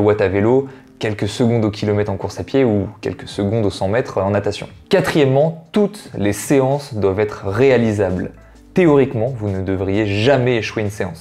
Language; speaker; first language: French; native; French